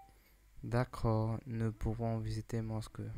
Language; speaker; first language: French; non-native, learner; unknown